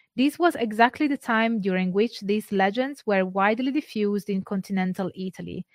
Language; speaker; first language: English; non-native, fluent; Italian